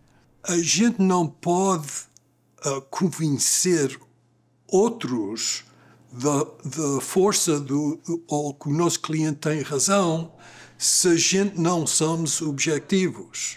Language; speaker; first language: Portuguese; early bilingual, other home language; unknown